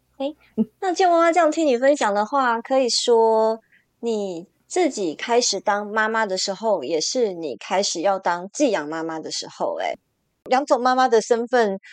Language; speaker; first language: Chinese; native; Chinese